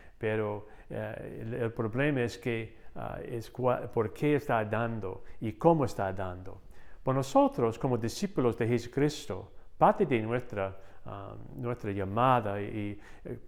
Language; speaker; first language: Spanish; non-native, fluent; English